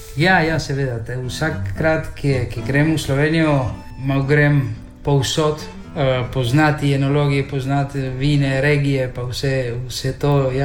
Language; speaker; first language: Slovenian; early bilingual, heritage; Slovenian